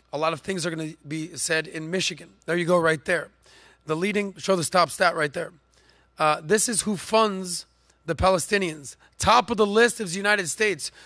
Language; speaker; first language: English; native; English